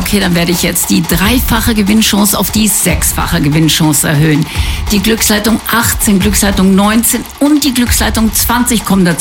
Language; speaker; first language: German; native; German